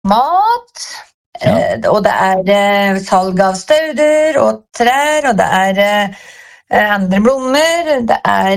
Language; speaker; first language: Norwegian; native; Norwegian